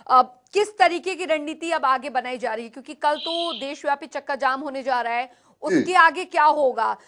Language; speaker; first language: Hindi; native; Hindi